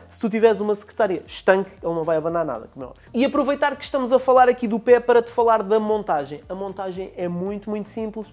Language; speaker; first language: Portuguese; native; Portuguese